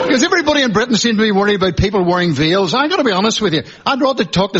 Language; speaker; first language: English; native; English